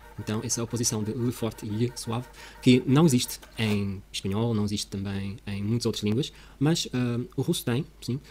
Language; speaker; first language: Portuguese; non-native, fluent; Russian